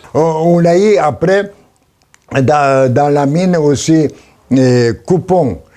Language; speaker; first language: French; non-native, learner; Polish